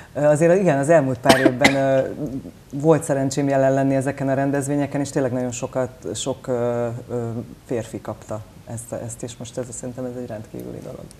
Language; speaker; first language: Hungarian; native; Hungarian